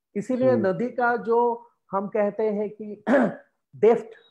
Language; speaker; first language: Hindi; non-native, local second language; Assamese